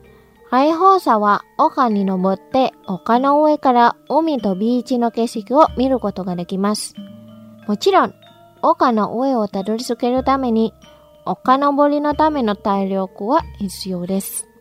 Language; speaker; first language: Japanese; non-native, fluent; Indonesian